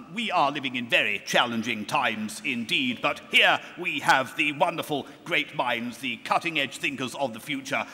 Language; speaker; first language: English; native; English